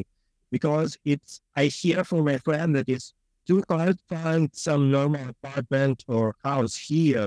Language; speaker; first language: English; non-native, learner; Ukrainian